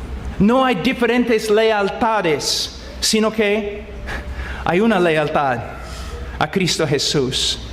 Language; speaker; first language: Spanish; non-native, fluent; English